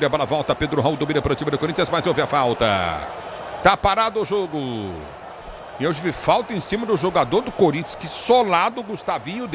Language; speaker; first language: Portuguese; native; Portuguese